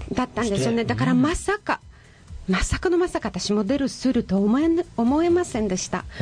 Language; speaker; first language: Japanese; non-native, fluent; Polish